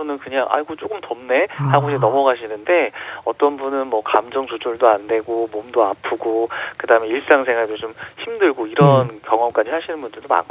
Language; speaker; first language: Korean; native; Korean